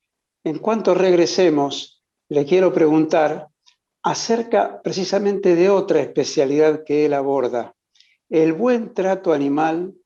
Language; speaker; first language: Spanish; native; Spanish